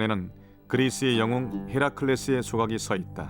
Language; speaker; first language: Korean; native; Korean